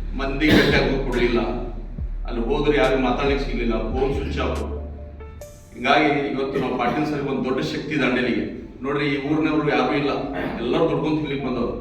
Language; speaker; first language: Kannada; native; Kannada